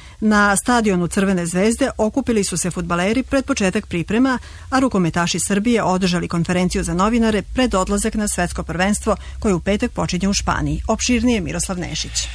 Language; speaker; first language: Croatian; native; Croatian